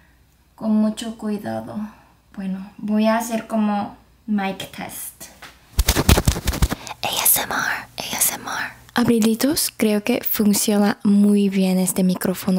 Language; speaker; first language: Spanish; non-native, fluent; Korean